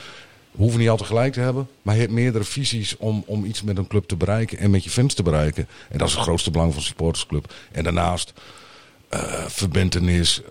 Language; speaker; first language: Dutch; native; Dutch